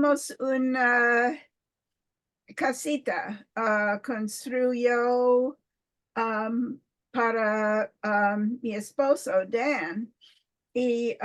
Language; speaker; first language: Spanish; non-native, learner; English